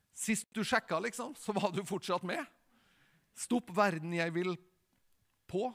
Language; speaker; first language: Norwegian; native; Norwegian